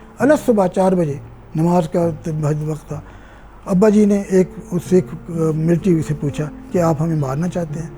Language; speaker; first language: Urdu; non-native, local second language; Punjabi